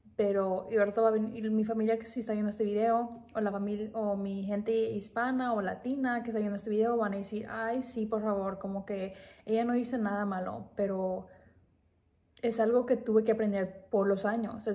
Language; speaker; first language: Spanish; early bilingual, other home language; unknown